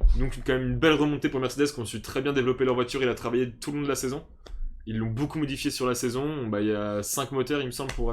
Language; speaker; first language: French; native; French